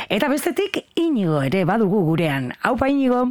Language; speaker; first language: Basque; native; Basque